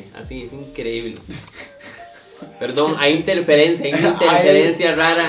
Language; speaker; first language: Spanish; native; Spanish